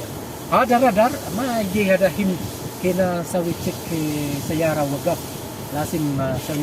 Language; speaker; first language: Arabic; non-native, learner; Filipino